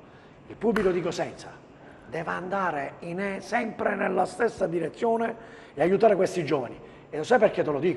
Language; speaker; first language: Italian; native; Italian